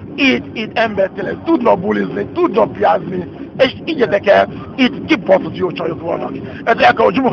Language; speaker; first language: Hungarian; non-native, learner; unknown